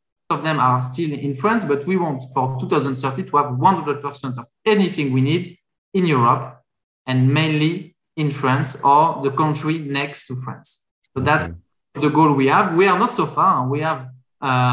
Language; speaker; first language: English; non-native, fluent; French